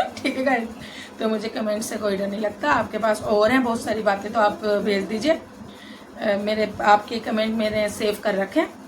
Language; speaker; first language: Hindi; native; Hindi